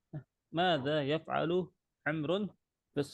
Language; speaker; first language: Arabic; non-native, fluent; Indonesian